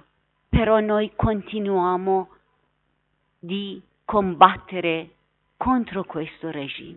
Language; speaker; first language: Italian; non-native, fluent; Persian